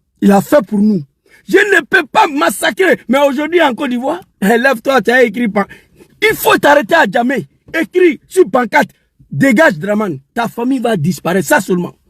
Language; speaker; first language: French; non-native, local second language; Dyula